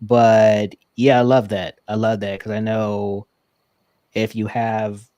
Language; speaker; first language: English; native; English